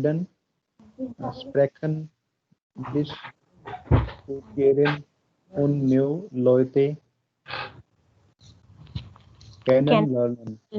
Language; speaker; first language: German; non-native, learner; Hindi